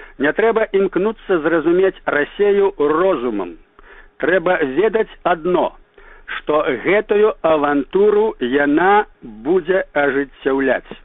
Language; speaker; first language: Belarusian; native; Belarusian